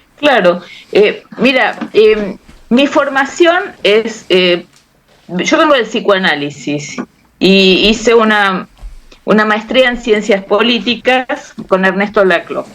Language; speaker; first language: Spanish; native; Spanish